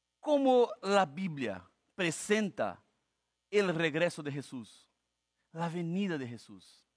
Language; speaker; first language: Spanish; non-native, fluent; Portuguese